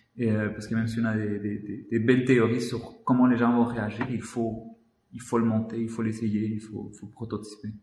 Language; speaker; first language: French; non-native, fluent; Spanish